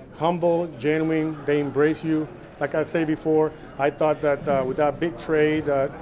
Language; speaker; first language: English; non-native, local second language; Spanish